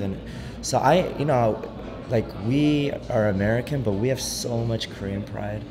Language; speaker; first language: English; early bilingual, other home language; Korean